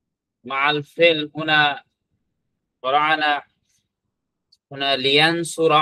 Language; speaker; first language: Arabic; non-native, fluent; Bangla